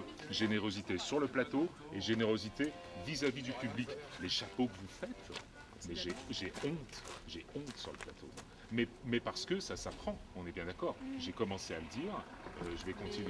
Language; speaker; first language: French; native; French